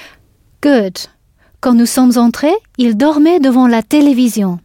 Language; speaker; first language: French; non-native, fluent; English